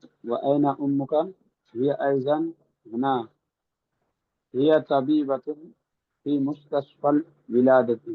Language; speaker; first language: Arabic; non-native, learner; Urdu